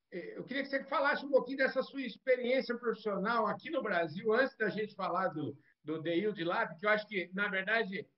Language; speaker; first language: Portuguese; native; Portuguese